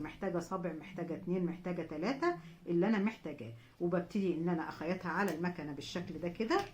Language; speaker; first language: Arabic; native; Arabic